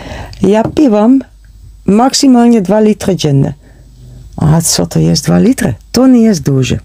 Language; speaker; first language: Polish; non-native, learner; Dutch